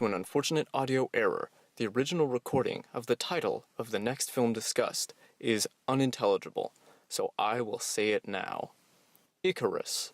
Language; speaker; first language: English; native; English